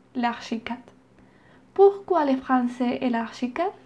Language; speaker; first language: French; non-native, learner; Spanish